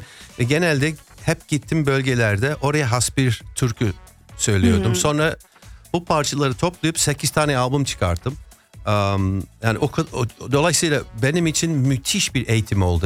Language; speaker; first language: Turkish; non-native, fluent; English